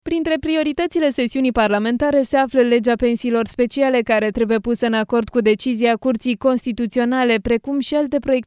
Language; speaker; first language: Romanian; native; Romanian